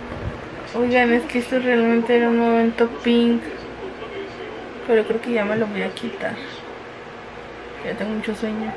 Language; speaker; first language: Spanish; native; Spanish